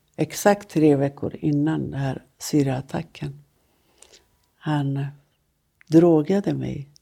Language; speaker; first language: Swedish; non-native, fluent; Persian